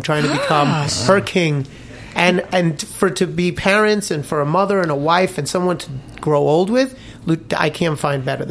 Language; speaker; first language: English; native; English